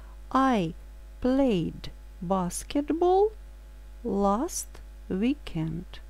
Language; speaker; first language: English; non-native, fluent; Russian